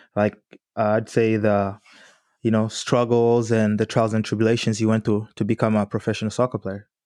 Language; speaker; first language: English; non-native, local second language; Swahili